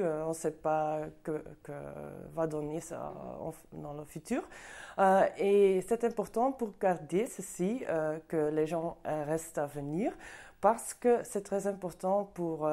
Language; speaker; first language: French; non-native, local second language; Dutch